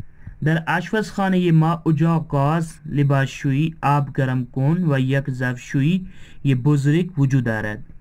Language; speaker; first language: Persian; non-native, fluent; Urdu